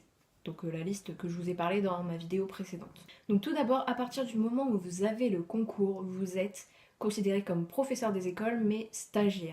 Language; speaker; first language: French; native; French